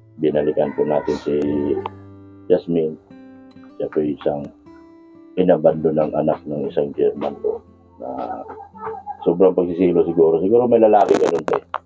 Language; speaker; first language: Filipino; native; Filipino